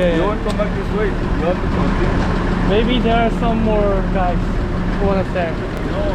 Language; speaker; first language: English; non-native, learner; Korean